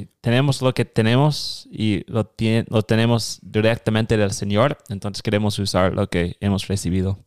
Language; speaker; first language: Spanish; non-native, fluent; English